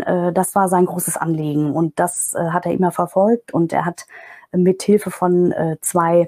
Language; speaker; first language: German; non-native, fluent; Kurdish